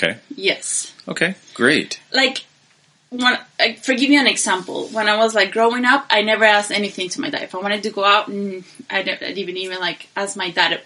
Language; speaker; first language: English; non-native, learner; Spanish